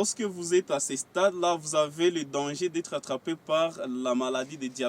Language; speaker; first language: French; non-native, local second language; Swahili